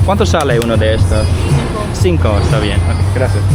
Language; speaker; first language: Spanish; non-native, learner; English